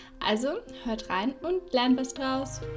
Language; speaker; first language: German; native; German